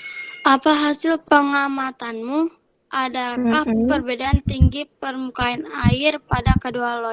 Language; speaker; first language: Indonesian; native; Indonesian